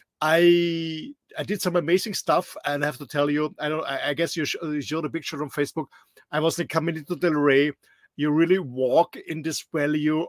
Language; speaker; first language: English; non-native, fluent; German